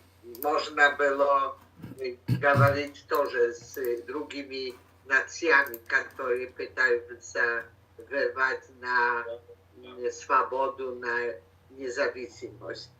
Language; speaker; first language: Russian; non-native, learner; Polish